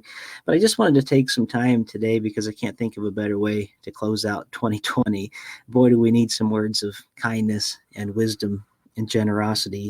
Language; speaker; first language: English; native; English